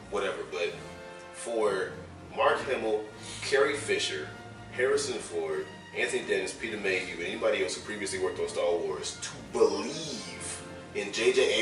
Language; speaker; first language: English; native; English